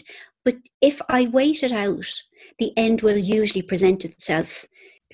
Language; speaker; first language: English; native; English